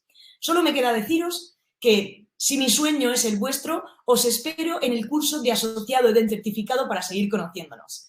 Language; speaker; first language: Spanish; native; Spanish